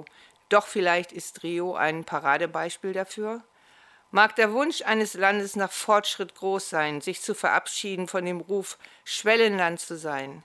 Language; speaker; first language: German; native; German